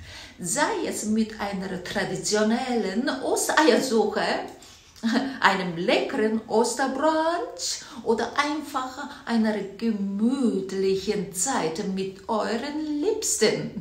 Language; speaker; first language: German; non-native, fluent; Korean